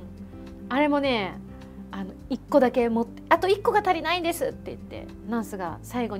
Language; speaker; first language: Japanese; native; Japanese